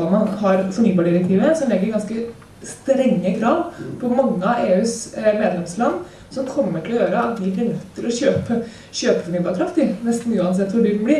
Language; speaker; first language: Norwegian; native; Norwegian